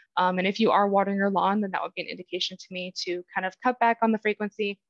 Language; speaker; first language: English; native; English